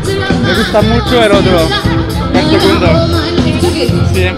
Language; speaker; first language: Spanish; non-native, learner; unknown